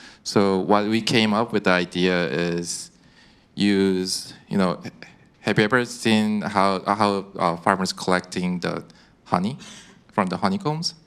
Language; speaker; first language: English; non-native, fluent; Korean